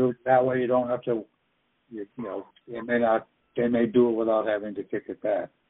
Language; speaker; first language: English; native; English